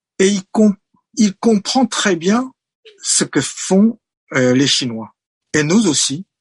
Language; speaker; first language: French; non-native, fluent; Chinese